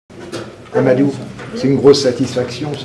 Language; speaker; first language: French; native; French